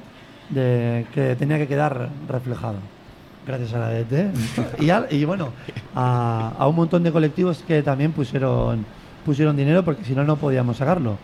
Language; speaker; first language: Spanish; native; Spanish